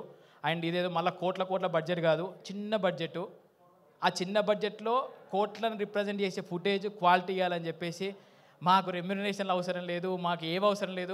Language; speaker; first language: Telugu; native; Telugu